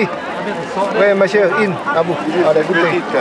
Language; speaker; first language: French; non-native, learner; Khmer